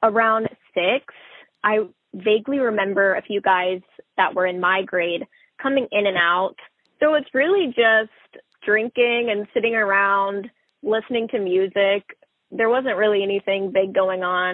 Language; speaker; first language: English; native; English